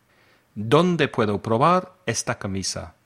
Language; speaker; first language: Spanish; non-native, fluent; English